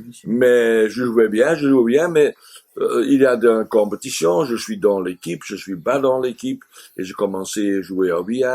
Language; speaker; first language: French; non-native, fluent; Dutch